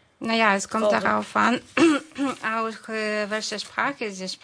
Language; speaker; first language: German; non-native, fluent; Ukrainian